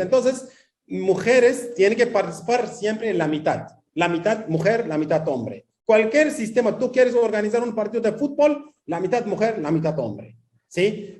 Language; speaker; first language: Spanish; non-native, fluent; Kurdish